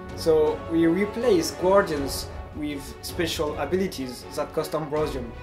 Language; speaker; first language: English; non-native, fluent; French